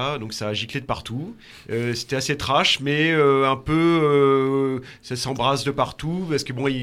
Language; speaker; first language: French; native; French